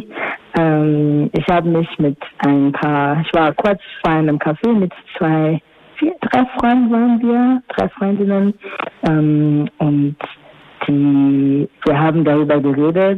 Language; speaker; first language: German; non-native, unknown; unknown